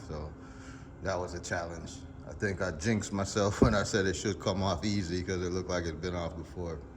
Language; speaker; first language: English; native; English